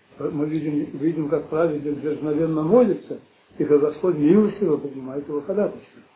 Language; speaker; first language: Russian; early bilingual, heritage; Russian